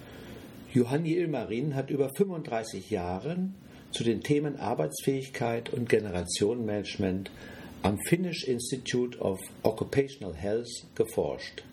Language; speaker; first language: German; native; German